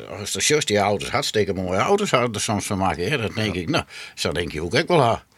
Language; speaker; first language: Dutch; non-native, local second language; Western Frisian